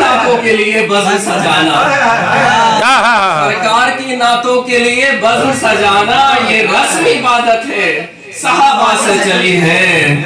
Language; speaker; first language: Urdu; native; Urdu